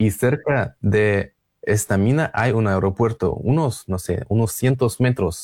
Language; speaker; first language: Spanish; non-native, learner; Russian